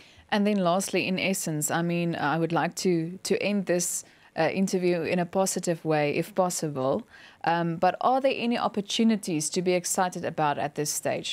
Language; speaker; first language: English; non-native, local second language; Afrikaans